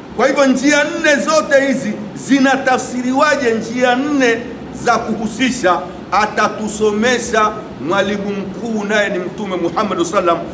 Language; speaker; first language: Swahili; native; Swahili